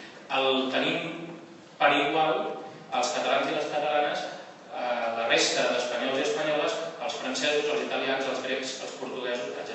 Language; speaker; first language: Catalan; native; Catalan